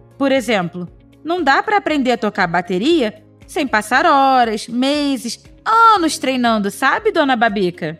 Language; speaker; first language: Portuguese; native; Portuguese